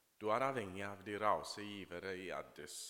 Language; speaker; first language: Norwegian; non-native, fluent; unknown